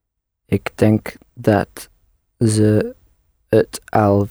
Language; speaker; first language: Dutch; non-native, learner; English